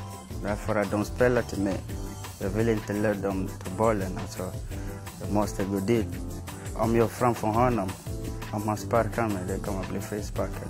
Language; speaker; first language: Swedish; non-native, fluent; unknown